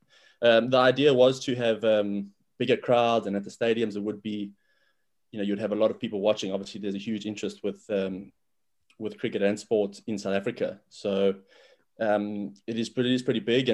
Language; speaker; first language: English; native; English